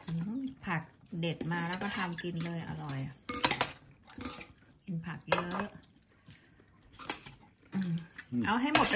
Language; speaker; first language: Thai; native; Thai